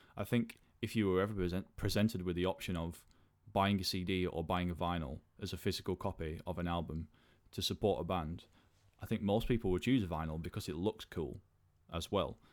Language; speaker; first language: English; native; English